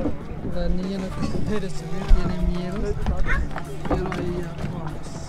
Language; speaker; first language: Spanish; non-native, learner; Urdu